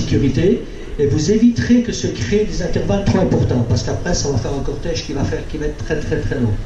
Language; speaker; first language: French; native; French